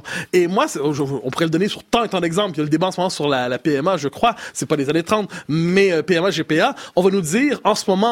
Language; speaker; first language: French; native; French